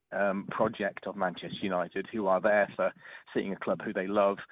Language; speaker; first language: English; native; English